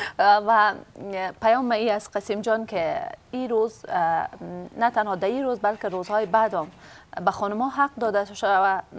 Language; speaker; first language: Persian; native; Persian